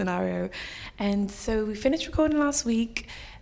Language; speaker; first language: English; native; English